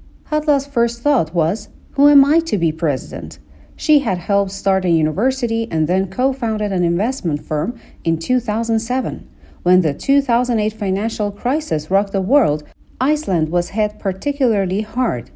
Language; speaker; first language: English; non-native, fluent; Persian